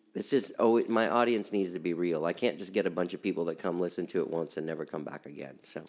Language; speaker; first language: English; native; English